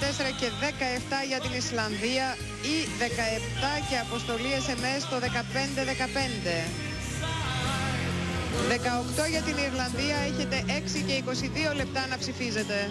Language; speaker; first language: Greek; native; Greek